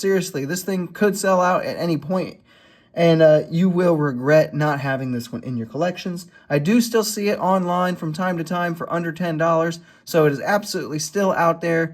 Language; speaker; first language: English; native; English